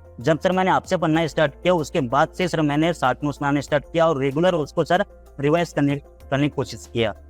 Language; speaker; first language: Hindi; native; Hindi